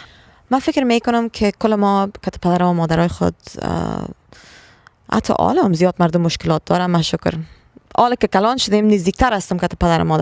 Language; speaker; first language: Persian; early bilingual, heritage; Persian